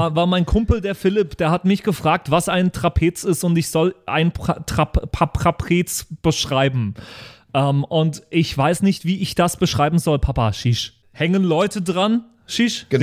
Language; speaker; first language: German; native; German